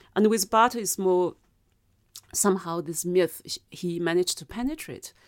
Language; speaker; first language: English; non-native, fluent; Chinese